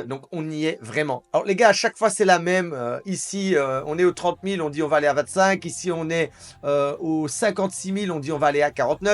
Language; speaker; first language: French; native; French